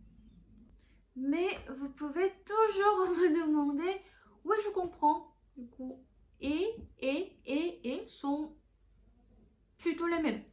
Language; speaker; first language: French; non-native, fluent; Korean